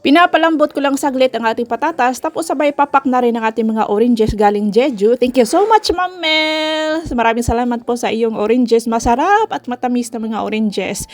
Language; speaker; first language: Filipino; non-native, local second language; Cebuano